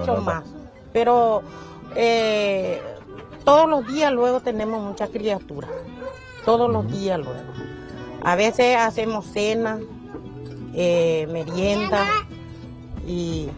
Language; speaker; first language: Spanish; non-native, local second language; Guarani